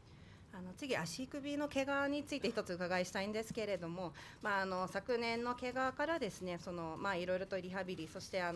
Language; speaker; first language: Japanese; native; Japanese